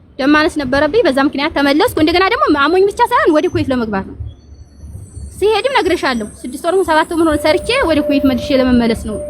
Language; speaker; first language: Amharic; native; Amharic